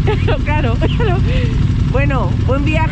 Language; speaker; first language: Spanish; native; Spanish